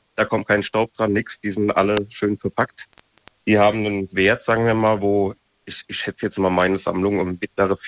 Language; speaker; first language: German; native; German